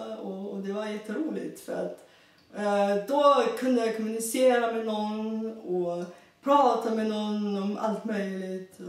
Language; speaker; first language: Swedish; non-native, fluent; Bulgarian